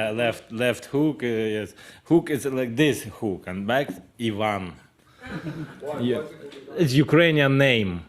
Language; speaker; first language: English; non-native, learner; Ukrainian